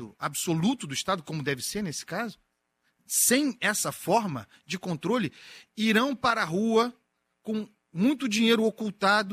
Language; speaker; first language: Portuguese; native; Portuguese